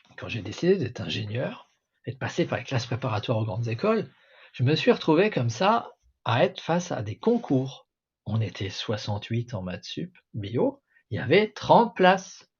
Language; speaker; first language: French; native; French